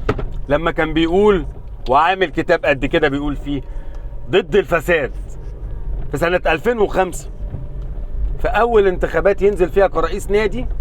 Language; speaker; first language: Arabic; native; Arabic